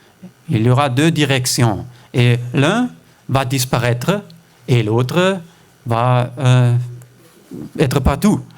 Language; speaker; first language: French; non-native, fluent; German